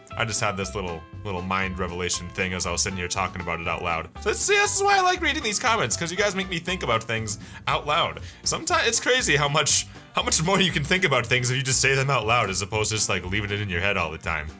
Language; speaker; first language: English; native; English